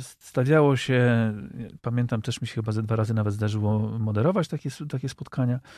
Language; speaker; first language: Polish; native; Polish